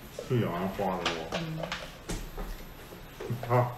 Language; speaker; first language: Chinese; native; Chinese